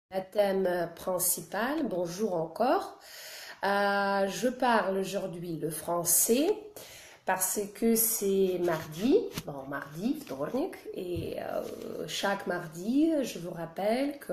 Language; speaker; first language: French; non-native, fluent; Russian